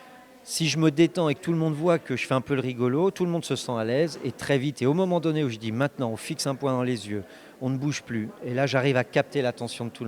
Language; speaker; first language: French; native; French